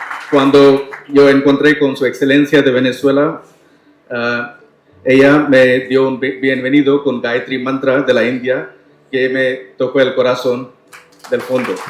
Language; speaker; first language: Spanish; non-native, learner; Tamil